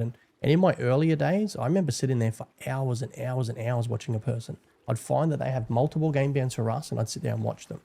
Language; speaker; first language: English; native; English